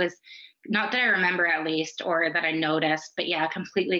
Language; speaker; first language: English; native; English